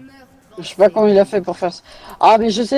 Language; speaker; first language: French; native; French